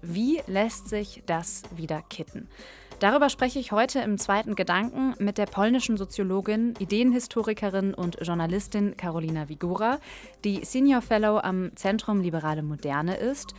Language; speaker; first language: German; native; German